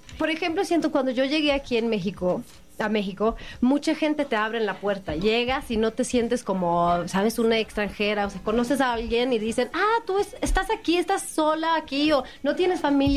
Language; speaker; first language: Spanish; non-native, fluent; Swedish